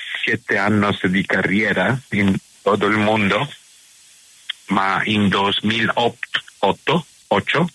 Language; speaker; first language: Spanish; non-native, learner; Italian